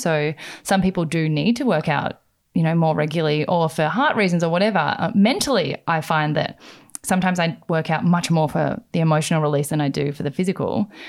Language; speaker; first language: English; native; English